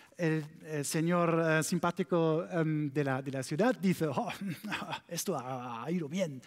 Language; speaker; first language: Spanish; non-native, learner; German